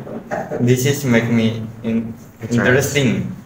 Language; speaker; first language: English; non-native, learner; Indonesian